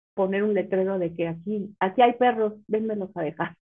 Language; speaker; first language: Spanish; native; Spanish